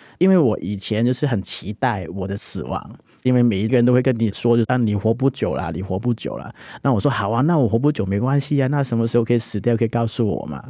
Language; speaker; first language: Chinese; non-native, local second language; Cantonese